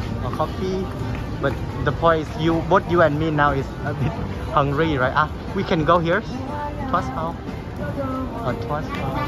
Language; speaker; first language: English; non-native, learner; Vietnamese